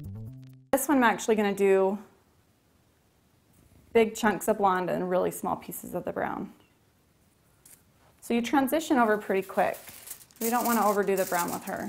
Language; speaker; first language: English; native; English